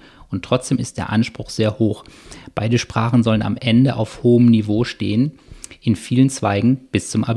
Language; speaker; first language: German; native; German